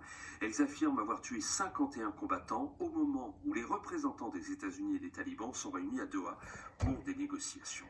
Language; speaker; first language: French; native; French